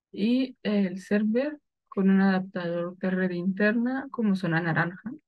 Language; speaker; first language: Spanish; native; Spanish